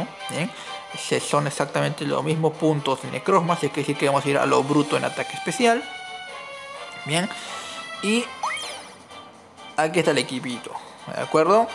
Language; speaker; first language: Spanish; native; Spanish